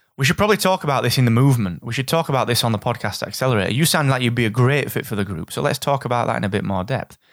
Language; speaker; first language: English; native; English